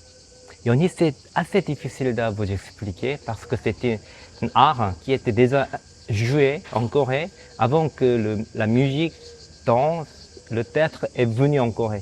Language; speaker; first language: French; non-native, fluent; Korean